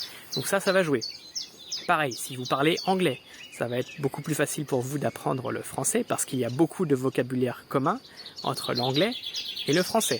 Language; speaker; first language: French; native; French